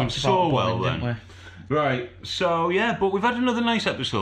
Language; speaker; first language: English; native; English